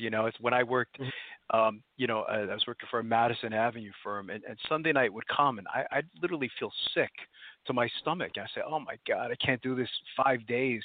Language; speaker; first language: English; native; English